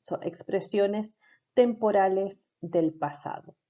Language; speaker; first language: Spanish; non-native, fluent; English